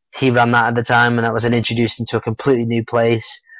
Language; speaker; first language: English; native; English